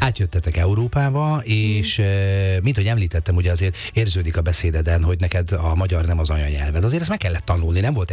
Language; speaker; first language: Hungarian; native; Hungarian